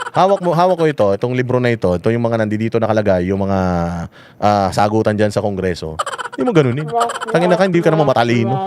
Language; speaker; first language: Filipino; native; Filipino